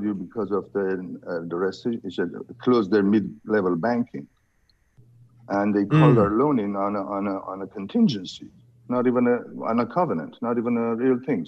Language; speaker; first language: English; non-native, fluent; Persian